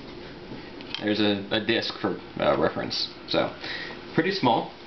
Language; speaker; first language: English; native; English